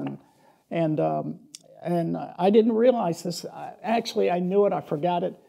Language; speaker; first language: English; native; English